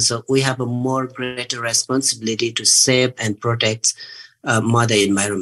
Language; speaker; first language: English; non-native, learner; Nepali